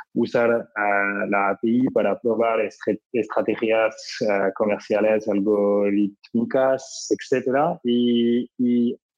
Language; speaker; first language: Spanish; non-native, fluent; French